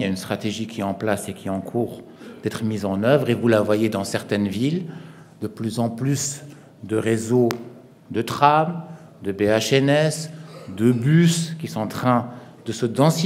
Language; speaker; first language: French; non-native, local second language; Arabic